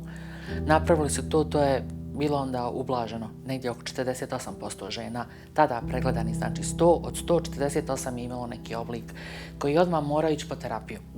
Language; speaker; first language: Bosnian; native; Bosnian